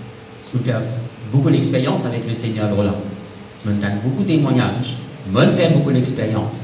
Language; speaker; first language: French; non-native, local second language; Morisyen